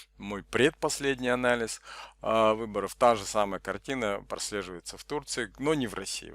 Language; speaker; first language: Russian; native; Russian